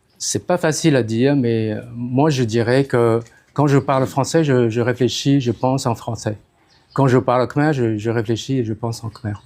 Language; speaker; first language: French; non-native, fluent; Khmer